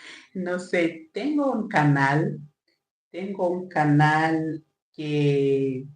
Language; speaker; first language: Spanish; non-native, learner; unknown